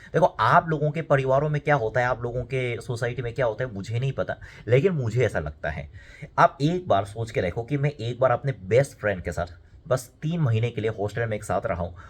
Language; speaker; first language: Hindi; non-native, fluent; Korean